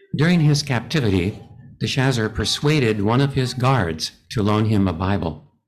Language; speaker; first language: English; native; English